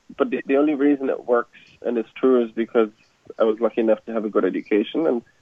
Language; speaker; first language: English; non-native, fluent; German